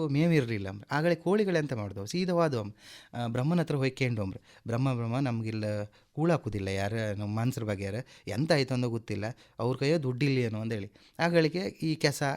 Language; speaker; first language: Kannada; native; Kannada